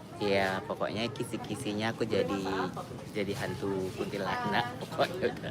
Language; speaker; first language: Indonesian; native; Indonesian